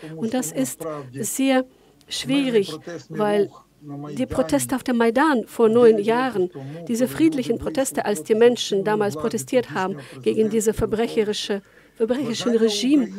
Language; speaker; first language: German; non-native, fluent; Ukrainian